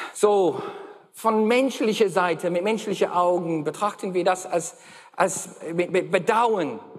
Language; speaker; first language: German; non-native, fluent; English